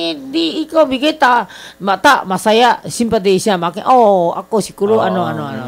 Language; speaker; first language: Filipino; non-native, learner; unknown